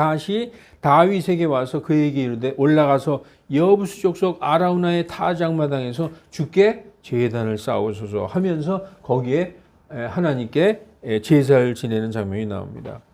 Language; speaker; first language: Korean; native; Korean